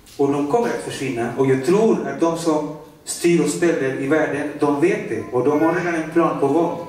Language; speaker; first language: Swedish; non-native, fluent; Spanish